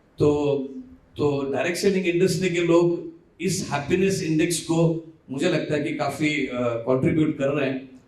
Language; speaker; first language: Hindi; non-native, local second language; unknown